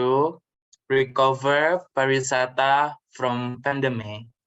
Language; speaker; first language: English; non-native, learner; Indonesian